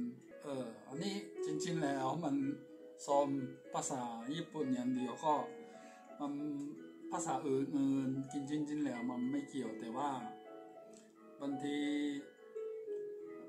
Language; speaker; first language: Thai; non-native, fluent; Japanese